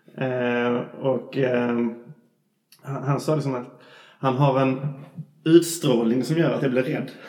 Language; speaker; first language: Swedish; native; Swedish